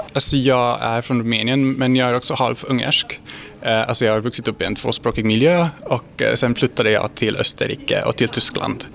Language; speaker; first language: Swedish; non-native, fluent; Hungarian